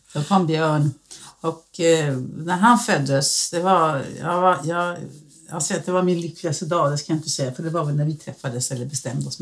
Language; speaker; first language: Swedish; native; Swedish